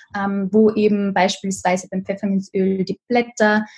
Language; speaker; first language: German; native; German